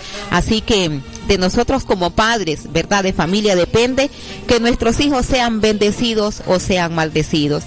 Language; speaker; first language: Spanish; native; Spanish